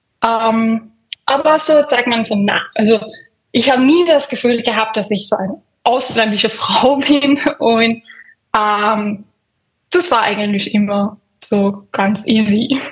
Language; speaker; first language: German; non-native, fluent; Persian